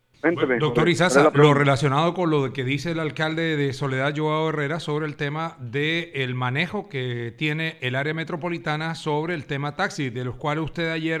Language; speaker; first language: Spanish; native; Spanish